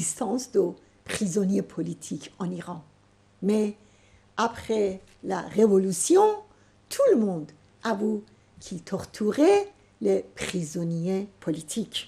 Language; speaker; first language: French; non-native, fluent; Persian